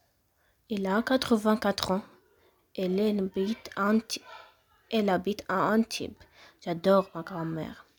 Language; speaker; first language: French; non-native, learner; Arabic